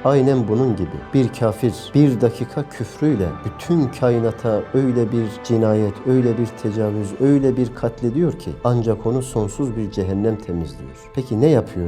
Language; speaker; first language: Turkish; native; Turkish